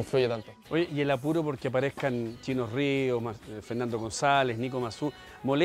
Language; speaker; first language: Spanish; native; Spanish